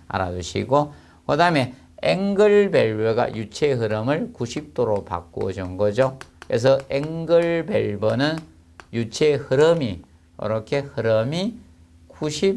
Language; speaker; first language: Korean; native; Korean